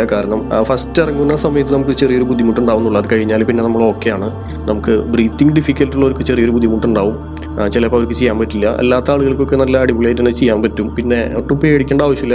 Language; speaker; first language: Malayalam; native; Malayalam